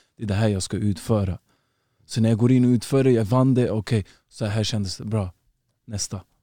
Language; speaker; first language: Swedish; early bilingual, other home language; Uzbek